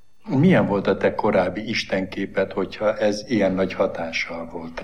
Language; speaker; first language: Hungarian; native; Hungarian